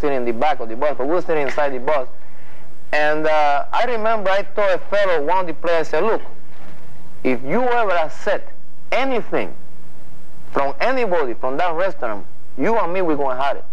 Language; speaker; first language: English; non-native, fluent; Spanish